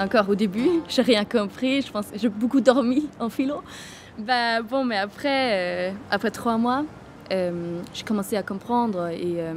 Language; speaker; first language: French; non-native, fluent; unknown